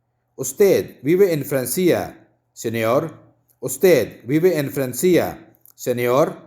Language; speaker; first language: Spanish; non-native, learner; Urdu